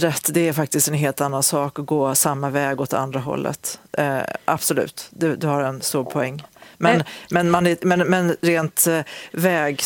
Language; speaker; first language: Swedish; native; Swedish